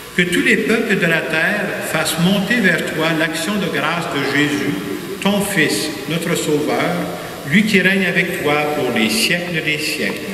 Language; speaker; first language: French; native; French